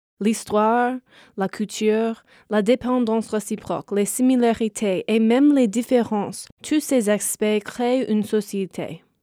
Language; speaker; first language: French; non-native, fluent; English